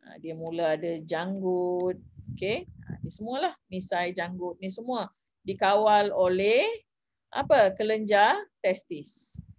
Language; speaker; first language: Malay; non-native, local second language; Tamil